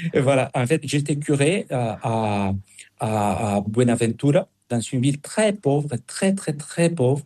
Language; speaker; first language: French; non-native, fluent; Spanish